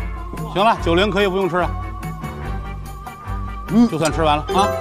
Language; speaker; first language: Chinese; native; Chinese